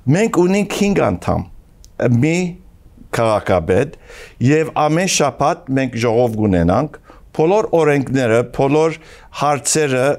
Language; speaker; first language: Armenian; early bilingual, heritage; Armenian